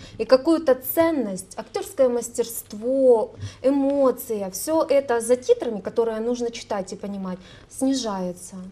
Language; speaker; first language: Russian; non-native, local second language; Ukrainian